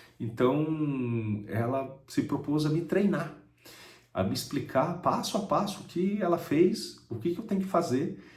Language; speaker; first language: Portuguese; native; Portuguese